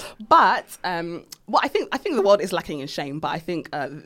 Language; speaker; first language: English; native; English